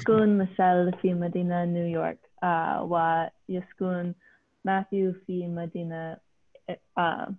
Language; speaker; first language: Arabic; non-native, learner; English